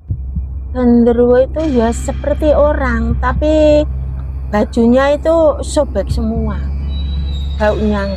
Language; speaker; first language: Indonesian; non-native, local second language; Javanese